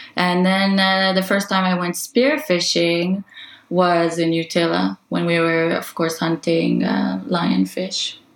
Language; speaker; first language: English; non-native, fluent; Hebrew